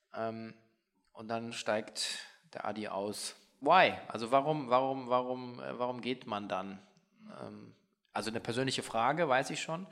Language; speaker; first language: German; native; German